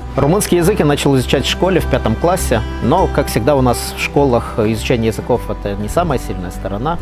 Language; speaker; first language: Russian; non-native, local second language; Gagauz